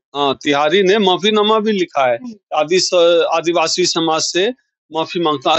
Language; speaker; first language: Hindi; native; Hindi